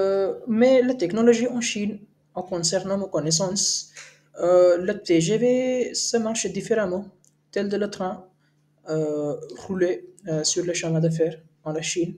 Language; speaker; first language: French; non-native, learner; Hindi